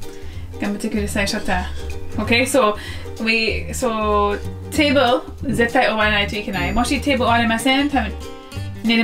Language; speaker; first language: Japanese; non-native, learner; English